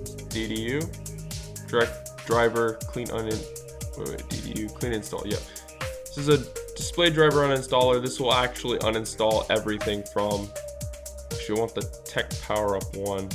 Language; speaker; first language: English; native; English